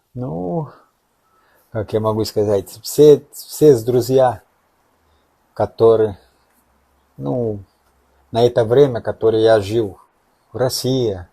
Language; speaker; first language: Russian; non-native, learner; Portuguese